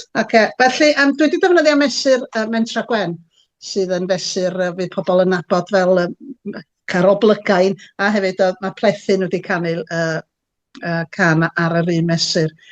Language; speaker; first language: Welsh; native; Welsh